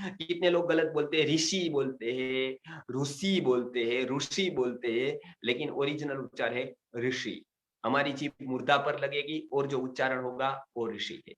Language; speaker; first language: Hindi; non-native, local second language; Gujarati